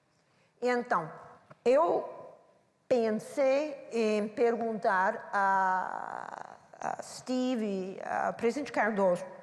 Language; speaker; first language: Portuguese; non-native, learner; English